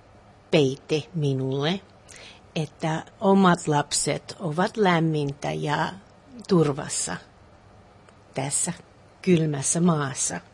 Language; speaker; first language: Finnish; non-native, learner; English